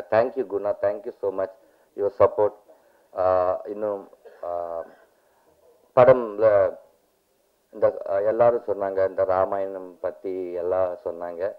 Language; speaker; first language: Tamil; non-native, learner; Telugu